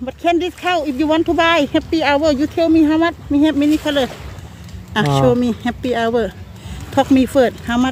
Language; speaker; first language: English; non-native, learner; Thai